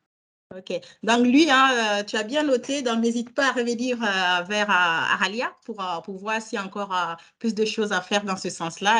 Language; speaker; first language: French; native; French